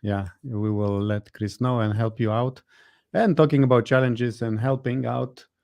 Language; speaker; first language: English; non-native, fluent; Lithuanian